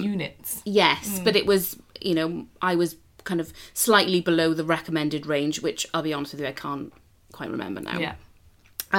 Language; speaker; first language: English; native; English